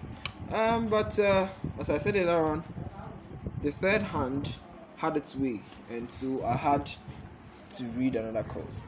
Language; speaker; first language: English; non-native, local second language; Akan